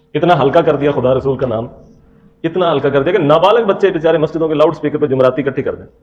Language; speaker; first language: Urdu; non-native, local second language; Punjabi